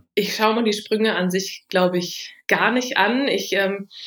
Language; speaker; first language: German; native; German